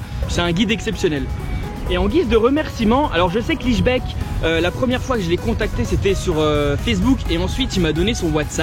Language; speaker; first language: French; native; French